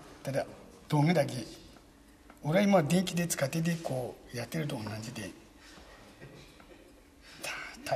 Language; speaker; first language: Japanese; native; Japanese